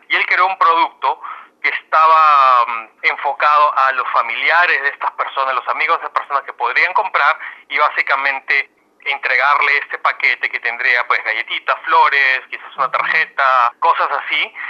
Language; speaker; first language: Spanish; native; Spanish